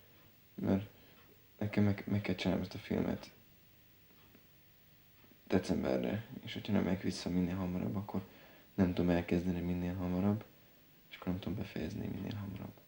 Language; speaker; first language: Hungarian; native; Hungarian